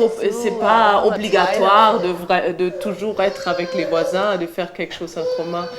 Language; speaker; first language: French; non-native, fluent; German